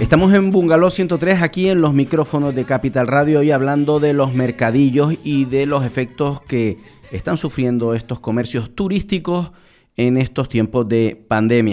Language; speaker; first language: Spanish; native; Spanish